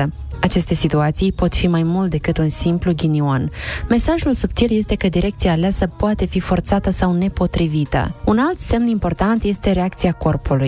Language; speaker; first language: Romanian; native; Romanian